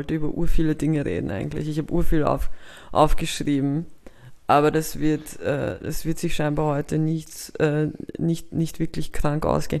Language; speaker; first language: German; native; German